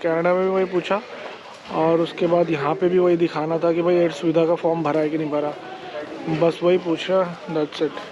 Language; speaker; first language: Hindi; native; Hindi